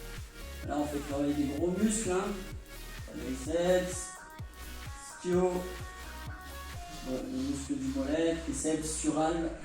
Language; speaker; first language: French; native; French